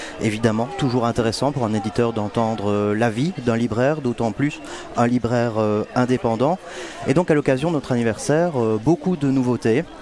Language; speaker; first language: French; native; French